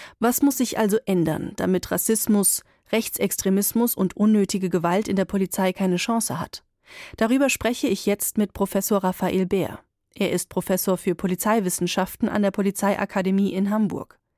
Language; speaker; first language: German; native; German